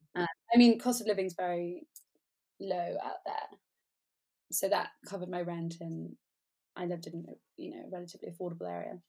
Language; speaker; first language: English; native; English